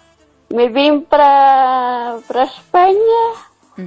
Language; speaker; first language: Spanish; non-native, learner; Portuguese